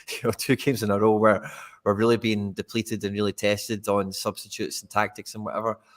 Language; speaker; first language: English; native; English